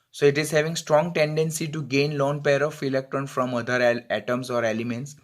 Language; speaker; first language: English; non-native, local second language; Gujarati